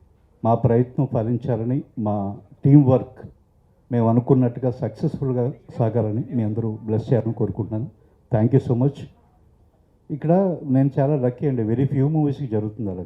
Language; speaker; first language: Telugu; native; Telugu